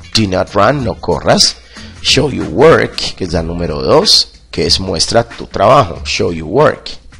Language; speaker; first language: Spanish; native; Spanish